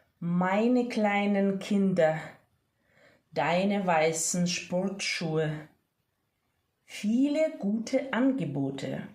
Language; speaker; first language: German; non-native, fluent; Ukrainian